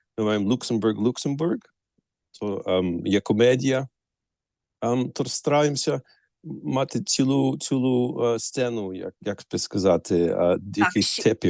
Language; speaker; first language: Ukrainian; early bilingual, heritage; Ukrainian